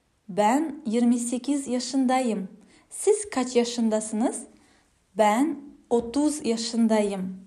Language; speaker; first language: Turkish; non-native, fluent; Kazakh